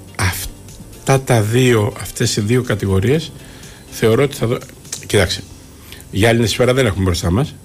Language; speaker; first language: Greek; native; Greek